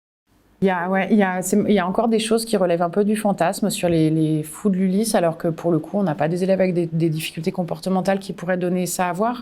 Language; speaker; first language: French; native; French